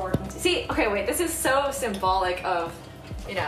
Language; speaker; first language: English; non-native, local second language; Chinese